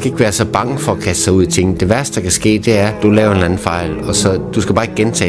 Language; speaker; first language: Danish; native; Danish